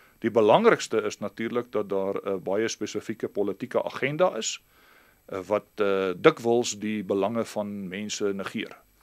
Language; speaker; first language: Afrikaans; native; Afrikaans